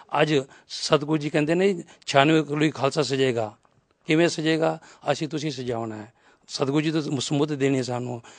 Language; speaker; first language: Punjabi; non-native, local second language; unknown